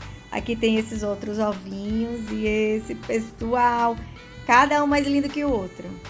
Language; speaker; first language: Portuguese; native; Portuguese